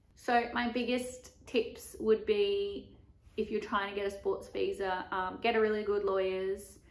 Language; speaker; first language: English; native; English